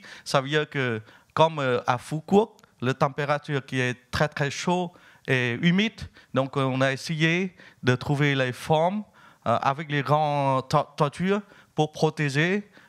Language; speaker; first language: French; non-native, fluent; Vietnamese